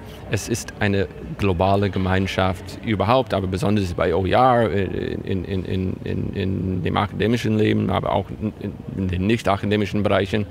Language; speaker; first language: German; non-native, fluent; English